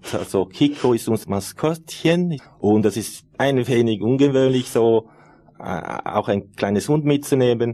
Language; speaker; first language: German; non-native, fluent; Italian